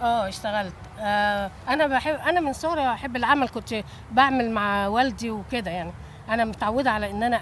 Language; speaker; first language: Arabic; native; Arabic